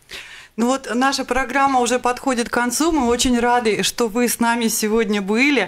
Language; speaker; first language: Russian; native; Russian